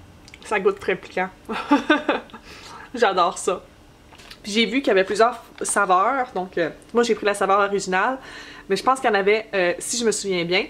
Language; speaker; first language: French; native; French